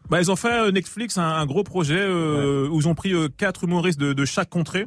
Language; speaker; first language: French; native; French